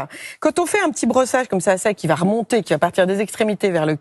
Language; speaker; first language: French; native; French